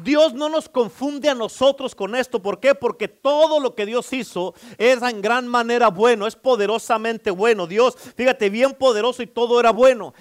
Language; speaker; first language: Spanish; native; Spanish